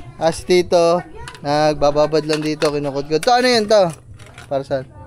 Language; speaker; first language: Filipino; non-native, local second language; Cebuano